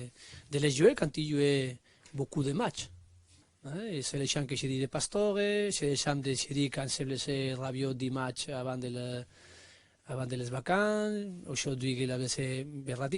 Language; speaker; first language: French; non-native, learner; Spanish